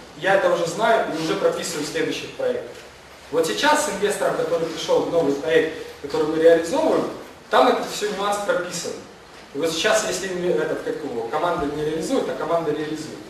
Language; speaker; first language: Russian; non-native, local second language; Ukrainian